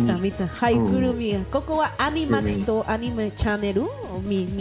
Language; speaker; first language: Japanese; non-native, learner; Spanish